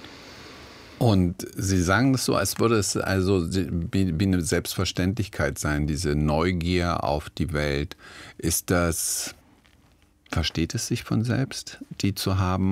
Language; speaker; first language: German; native; German